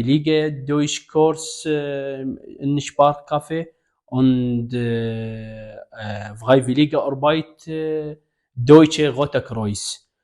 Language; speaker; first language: German; non-native, learner; Arabic